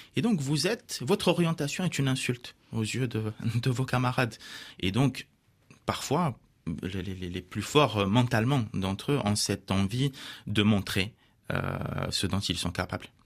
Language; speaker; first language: French; non-native, local second language; Arabic